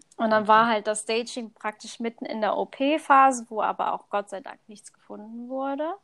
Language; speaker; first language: German; early bilingual, other home language; Thai